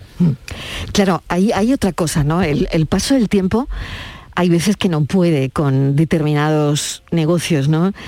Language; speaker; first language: Spanish; native; Spanish